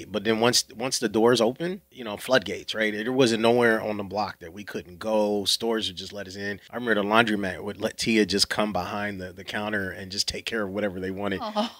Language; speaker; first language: English; native; English